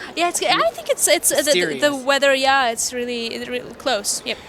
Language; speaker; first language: English; non-native, fluent; Armenian